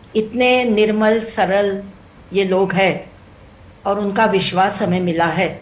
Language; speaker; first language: Hindi; non-native, local second language; Telugu